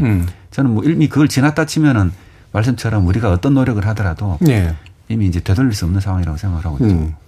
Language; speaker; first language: Korean; native; Korean